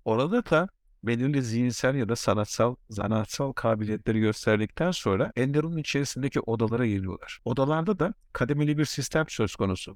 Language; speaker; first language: Turkish; native; Turkish